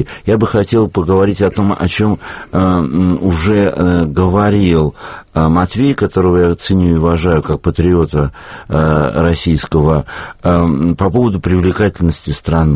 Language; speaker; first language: Russian; native; Russian